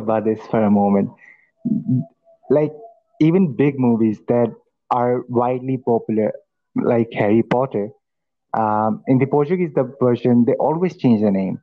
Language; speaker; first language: English; non-native, local second language; Assamese